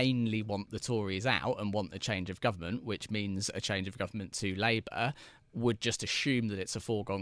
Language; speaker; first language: English; native; English